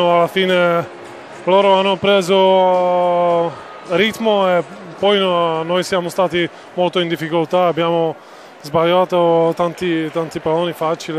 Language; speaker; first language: Italian; non-native, fluent; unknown